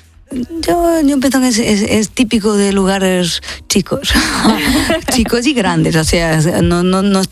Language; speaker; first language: Spanish; non-native, fluent; Portuguese